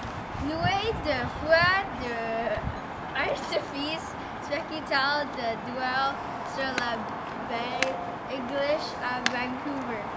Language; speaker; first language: French; non-native, learner; English